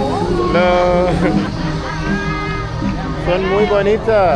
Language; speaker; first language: Spanish; non-native, learner; Persian